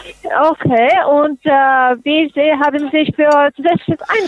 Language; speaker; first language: German; non-native, fluent; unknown